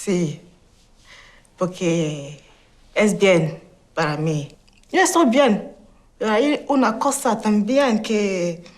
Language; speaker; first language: Spanish; non-native, learner; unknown